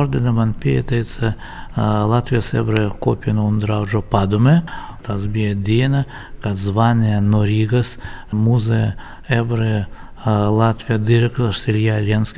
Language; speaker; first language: Latvian; non-native, local second language; Russian